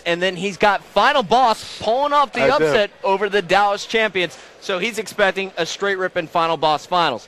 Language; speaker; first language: English; native; English